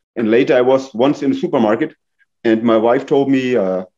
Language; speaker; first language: English; non-native, fluent; German